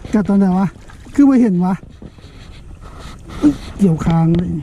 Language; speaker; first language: Thai; non-native, local second language; Northeastern Thai